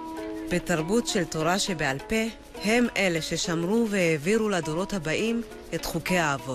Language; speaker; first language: Hebrew; native; Hebrew